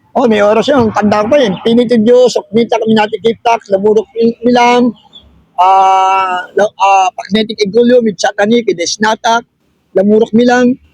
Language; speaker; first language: Filipino; native; Filipino